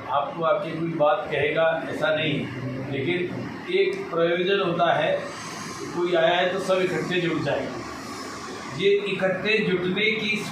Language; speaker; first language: Hindi; native; Hindi